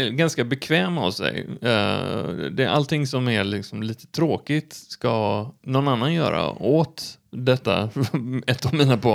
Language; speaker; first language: Swedish; native; Swedish